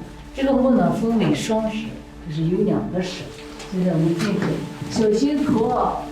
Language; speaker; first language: Chinese; native; Chinese